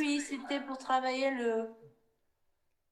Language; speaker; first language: French; non-native, fluent; Portuguese